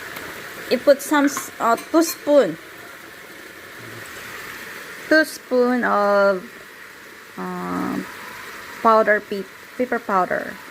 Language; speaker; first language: English; non-native, learner; Filipino